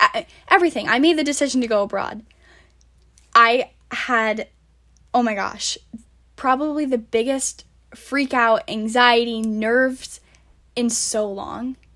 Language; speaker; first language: English; native; English